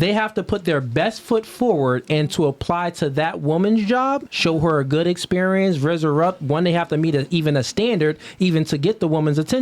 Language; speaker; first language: English; native; English